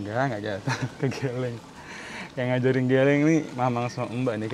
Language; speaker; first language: Indonesian; native; Indonesian